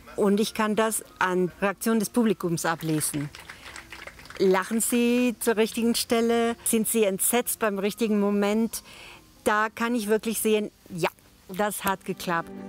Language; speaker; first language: German; non-native, fluent; Spanish